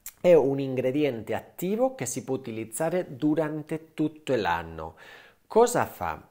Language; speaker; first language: Italian; non-native, fluent; Spanish